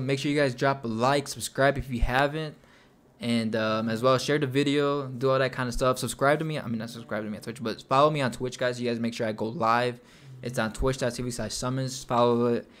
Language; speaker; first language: English; early bilingual, other home language; Spanish